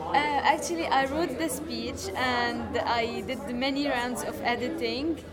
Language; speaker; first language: English; non-native, fluent; Arabic